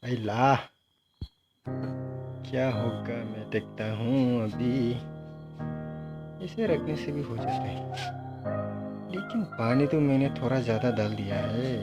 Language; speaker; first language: Hindi; non-native, local second language; Bodo